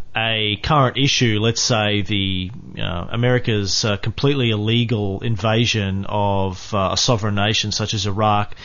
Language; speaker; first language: English; native; English